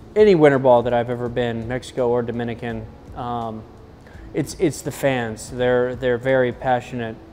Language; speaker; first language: English; native; English